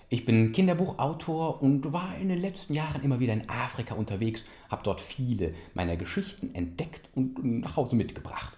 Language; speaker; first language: German; native; German